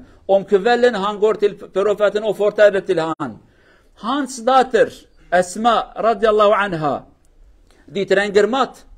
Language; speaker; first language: Norwegian; non-native, learner; Kurdish